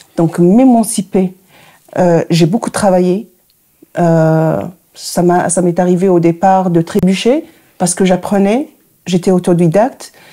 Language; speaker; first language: French; non-native, local second language; Arabic